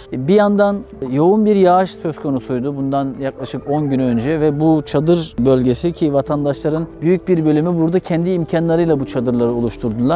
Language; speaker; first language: Turkish; native; Turkish